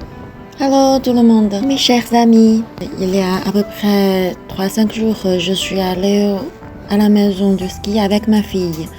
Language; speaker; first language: French; non-native, fluent; Chinese